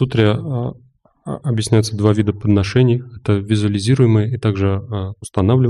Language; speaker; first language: Russian; native; Russian